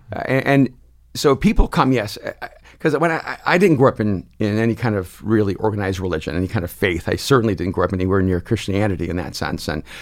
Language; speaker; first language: English; early bilingual, other home language; Spanish